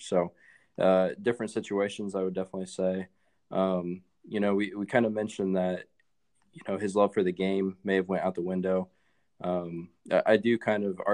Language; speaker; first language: English; native; English